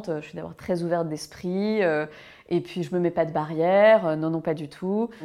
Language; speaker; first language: French; native; French